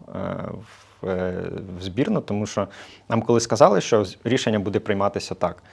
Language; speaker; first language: Ukrainian; native; Ukrainian